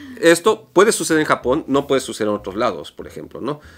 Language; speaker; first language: Spanish; native; Spanish